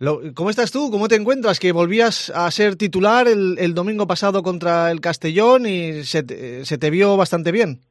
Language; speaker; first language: Spanish; native; Spanish